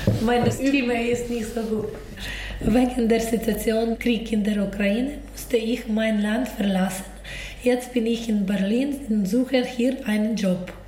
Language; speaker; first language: German; non-native, learner; Ukrainian